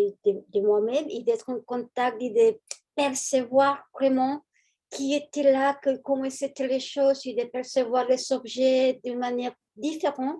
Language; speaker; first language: French; non-native, fluent; Spanish